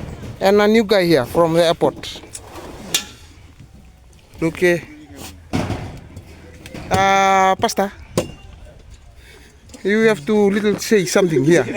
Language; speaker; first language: English; non-native, local second language; Fijian